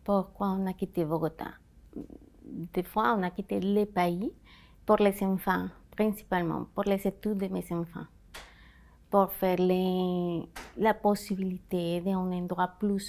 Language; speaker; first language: French; non-native, learner; Spanish